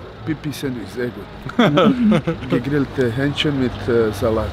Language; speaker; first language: German; non-native, learner; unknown